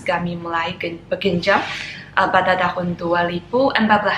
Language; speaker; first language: Indonesian; non-native, fluent; Chinese